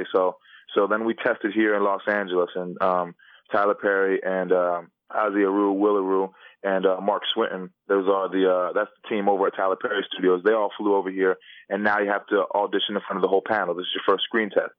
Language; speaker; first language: English; native; English